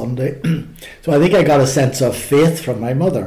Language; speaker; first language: English; native; English